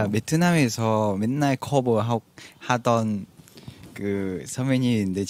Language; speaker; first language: Korean; non-native, fluent; Vietnamese